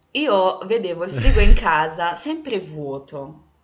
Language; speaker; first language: Italian; early bilingual, other home language; Portuguese